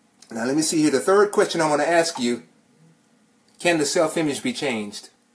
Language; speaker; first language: English; native; English